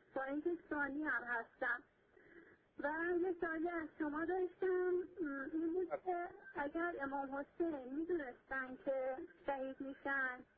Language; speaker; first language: Persian; non-native, fluent; Arabic